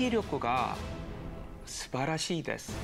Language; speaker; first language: Japanese; non-native, learner; Korean